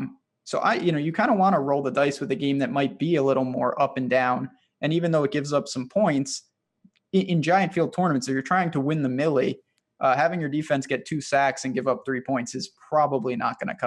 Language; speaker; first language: English; native; English